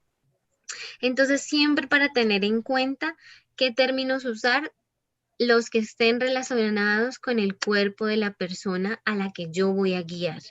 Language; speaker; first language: Spanish; native; Spanish